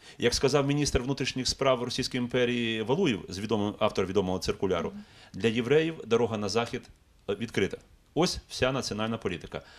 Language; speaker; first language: Ukrainian; native; Ukrainian